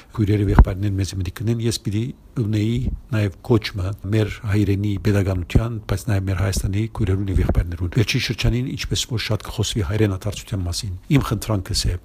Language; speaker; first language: Armenian; early bilingual, heritage; Arabic